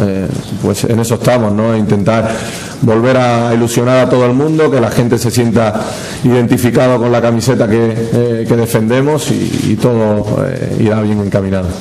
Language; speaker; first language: Spanish; native; Spanish